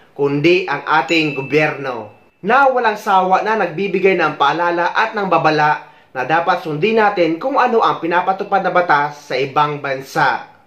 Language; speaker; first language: Filipino; native; Filipino